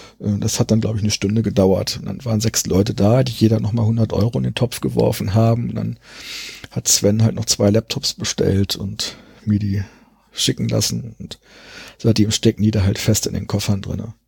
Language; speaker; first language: German; native; German